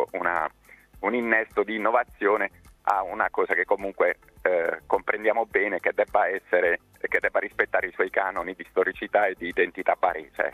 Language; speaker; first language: Italian; native; Italian